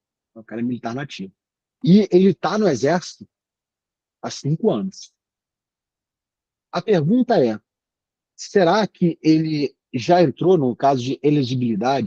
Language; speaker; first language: Portuguese; native; Portuguese